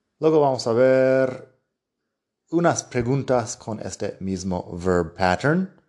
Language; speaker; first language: Spanish; non-native, fluent; English